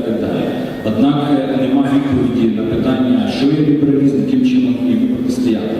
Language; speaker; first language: Ukrainian; native; Ukrainian